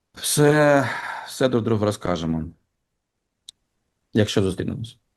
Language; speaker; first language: Ukrainian; non-native, local second language; Russian